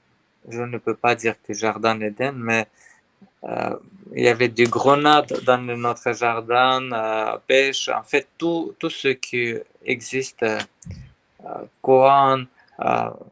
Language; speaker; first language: French; non-native, learner; Armenian